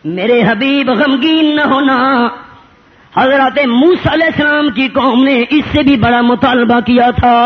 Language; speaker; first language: Urdu; non-native, local second language; Punjabi